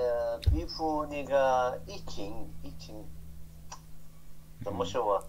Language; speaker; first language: Chinese; non-native, learner; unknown